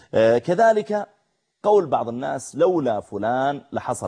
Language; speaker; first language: Arabic; native; Arabic